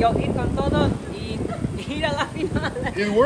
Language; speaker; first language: Spanish; non-native, learner; English